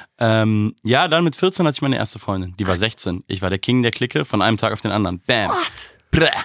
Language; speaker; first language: German; native; German